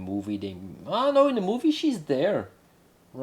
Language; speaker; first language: English; non-native, fluent; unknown